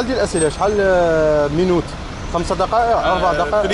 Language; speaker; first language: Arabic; early bilingual, heritage; Arabic